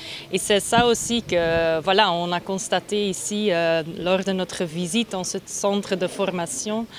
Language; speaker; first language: French; non-native, local second language; Dutch